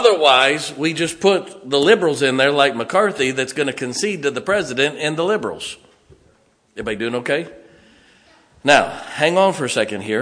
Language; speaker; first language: English; native; English